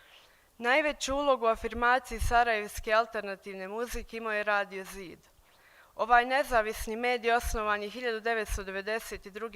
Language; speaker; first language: Bosnian; native; Bosnian